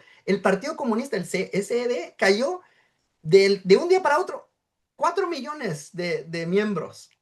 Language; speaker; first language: Spanish; native; Spanish